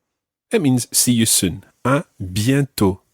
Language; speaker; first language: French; non-native, fluent; English